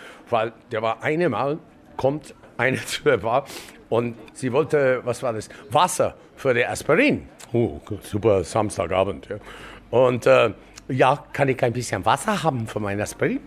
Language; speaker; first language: German; non-native, learner; English